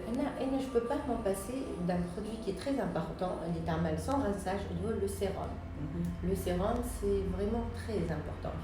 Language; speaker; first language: French; non-native, local second language; Arabic